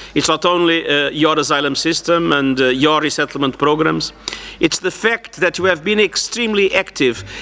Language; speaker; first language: English; non-native, fluent; Portuguese